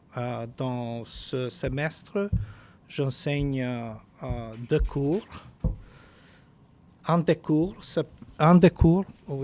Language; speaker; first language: French; non-native, fluent; Albanian